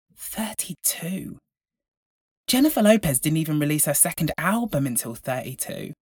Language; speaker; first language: English; native; English